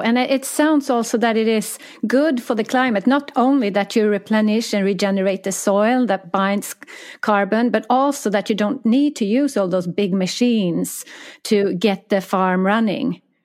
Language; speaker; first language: English; non-native, fluent; Swedish